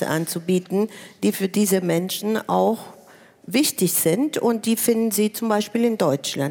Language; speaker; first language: German; non-native, fluent; Spanish